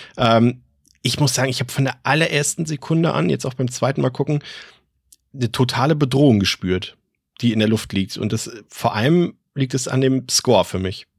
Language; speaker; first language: German; native; German